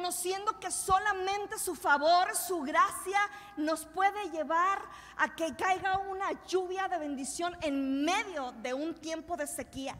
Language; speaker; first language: Spanish; native; Spanish